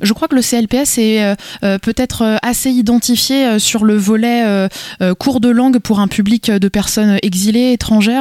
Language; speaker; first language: French; native; French